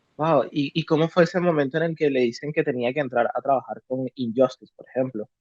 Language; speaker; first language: Spanish; native; Spanish